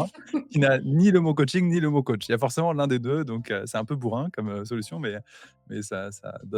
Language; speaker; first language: French; native; French